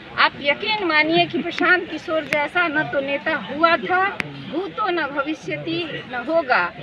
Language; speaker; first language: Hindi; native; Hindi